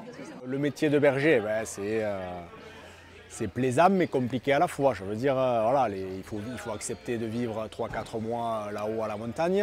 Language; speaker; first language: French; native; French